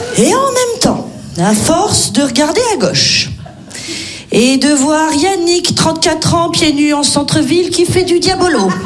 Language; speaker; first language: French; native; French